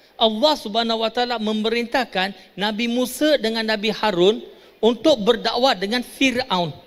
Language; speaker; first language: Malay; non-native, local second language; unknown